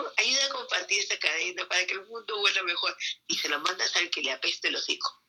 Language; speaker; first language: Spanish; native; Spanish